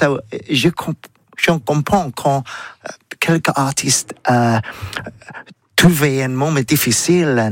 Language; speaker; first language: French; non-native, learner; English